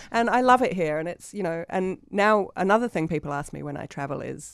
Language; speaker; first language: English; native; English